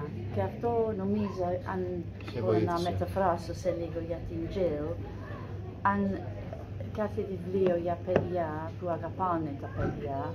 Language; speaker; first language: Greek; non-native, learner; English